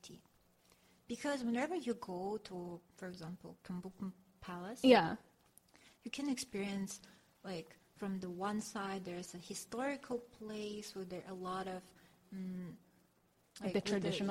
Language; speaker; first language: English; non-native, fluent; Russian